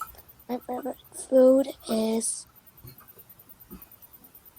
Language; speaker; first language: English; non-native, learner; Vietnamese